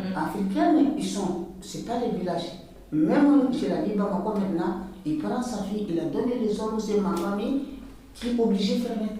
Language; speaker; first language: French; non-native, learner; Bambara